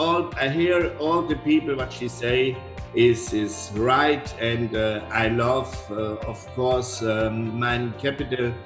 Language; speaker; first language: English; non-native, learner; German